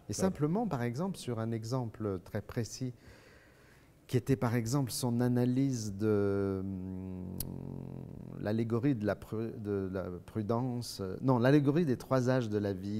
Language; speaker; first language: French; native; French